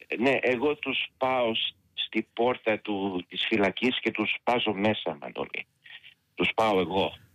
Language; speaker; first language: Greek; early bilingual, heritage; Greek